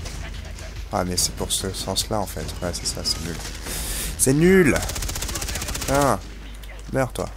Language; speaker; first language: French; native; French